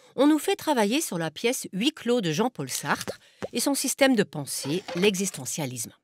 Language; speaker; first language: French; non-native, fluent; German